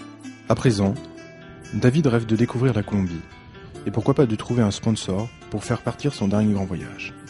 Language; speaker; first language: French; native; French